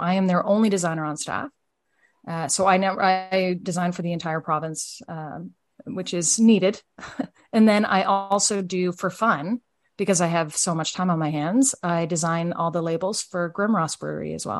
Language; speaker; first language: English; native; English